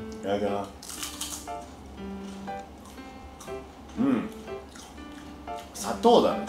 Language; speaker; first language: Japanese; native; Japanese